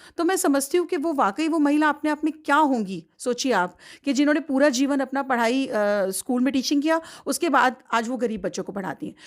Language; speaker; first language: Hindi; native; Hindi